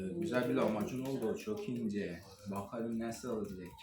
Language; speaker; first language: Turkish; non-native, fluent; Persian